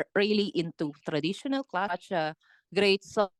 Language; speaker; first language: English; non-native, local second language; Filipino